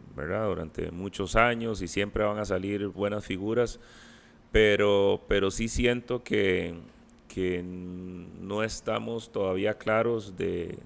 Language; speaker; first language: Spanish; native; Spanish